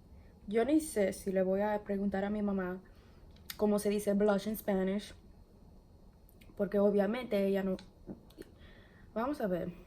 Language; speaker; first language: Spanish; early bilingual, heritage; English